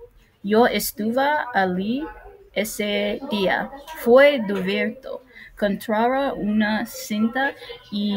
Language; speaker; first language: Spanish; non-native, learner; English